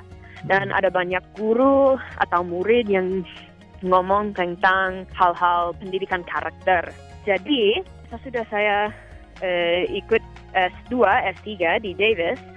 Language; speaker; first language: Indonesian; non-native, fluent; English